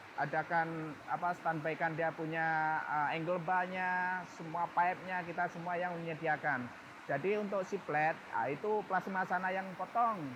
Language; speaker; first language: Malay; non-native, fluent; Indonesian